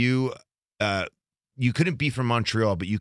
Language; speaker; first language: English; native; English